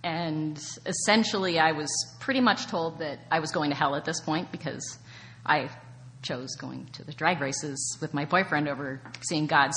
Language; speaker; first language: English; native; English